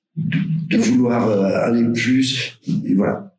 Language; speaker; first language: French; native; French